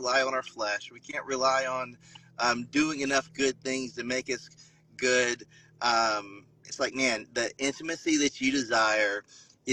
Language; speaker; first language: English; native; English